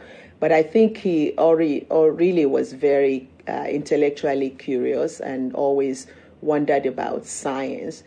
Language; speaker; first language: English; non-native, local second language; Yoruba